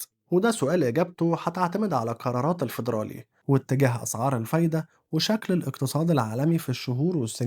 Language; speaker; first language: Arabic; native; Arabic